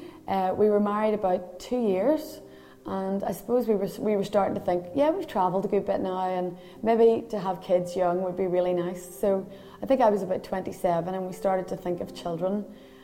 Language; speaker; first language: English; native; English